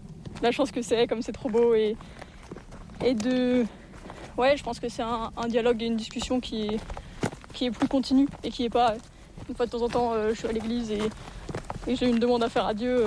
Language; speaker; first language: French; native; French